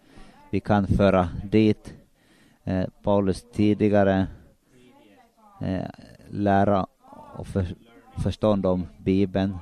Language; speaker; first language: Swedish; non-native, local second language; Finnish